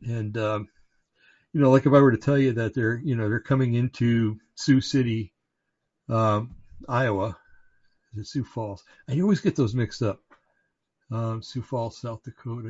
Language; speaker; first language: English; native; English